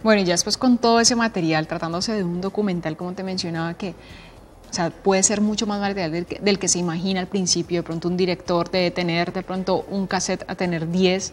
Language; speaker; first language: Spanish; native; Spanish